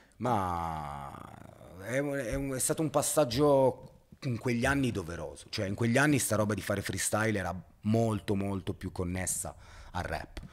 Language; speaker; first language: Italian; native; Italian